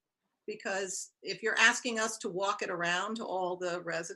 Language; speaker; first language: English; native; English